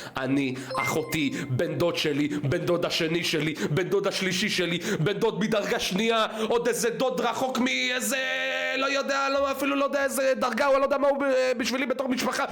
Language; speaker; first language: Hebrew; early bilingual, other home language; Russian